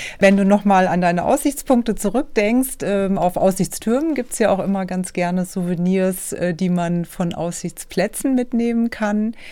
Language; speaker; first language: German; native; German